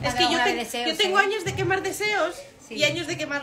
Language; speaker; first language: Spanish; native; Spanish